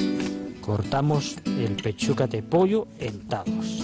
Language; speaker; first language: Spanish; non-native, fluent; Chinese